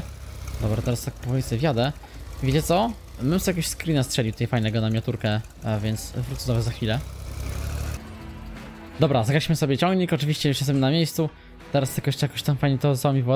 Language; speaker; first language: Polish; native; Polish